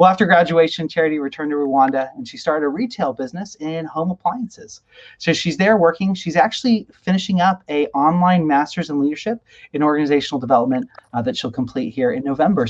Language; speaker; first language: English; native; English